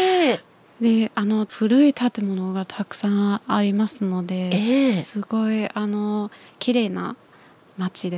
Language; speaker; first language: Japanese; non-native, fluent; German